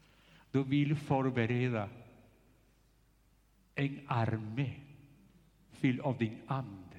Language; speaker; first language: Swedish; non-native, fluent; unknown